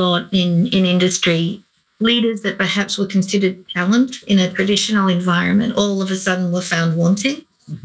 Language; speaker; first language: English; native; English